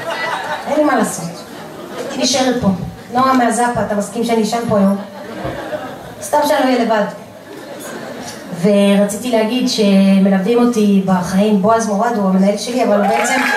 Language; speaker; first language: Hebrew; native; Hebrew